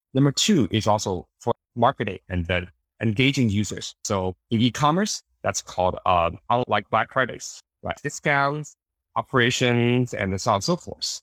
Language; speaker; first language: English; early bilingual, other home language; Chinese